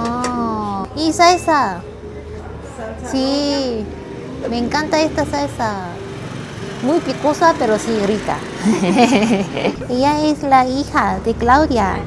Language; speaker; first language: Spanish; non-native, learner; Korean